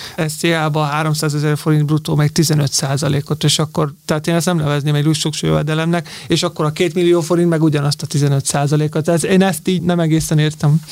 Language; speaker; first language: Hungarian; native; Hungarian